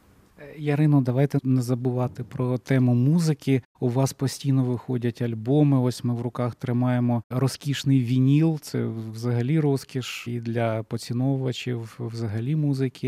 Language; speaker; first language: Ukrainian; native; Ukrainian